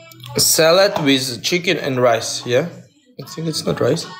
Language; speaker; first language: English; non-native, learner; Russian